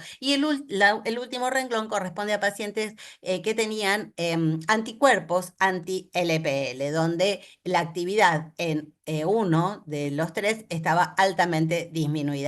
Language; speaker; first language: Spanish; native; Spanish